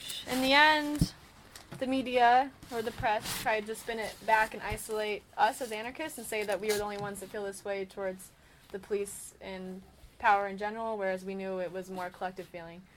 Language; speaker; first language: English; native; English